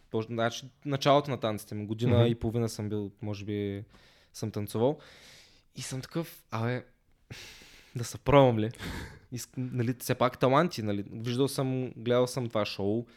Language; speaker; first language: Bulgarian; native; Bulgarian